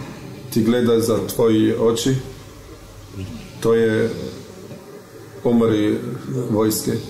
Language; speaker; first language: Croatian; non-native, local second language; Albanian